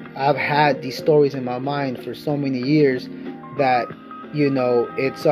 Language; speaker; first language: English; early bilingual, other home language; Spanish